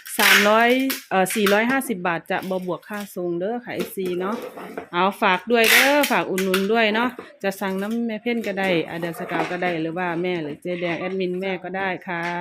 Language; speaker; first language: Thai; native; Thai